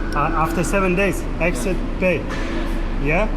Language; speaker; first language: English; non-native, learner; Lithuanian